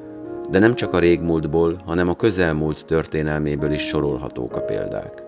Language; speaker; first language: Hungarian; native; Hungarian